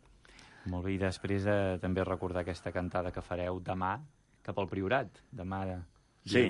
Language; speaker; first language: Catalan; native; Catalan